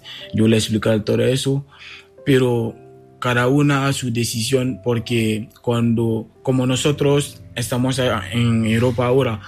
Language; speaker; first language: Spanish; non-native, learner; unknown